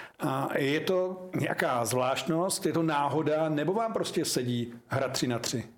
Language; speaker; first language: Czech; native; Czech